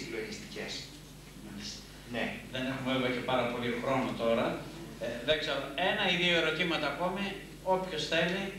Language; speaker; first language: Greek; native; Greek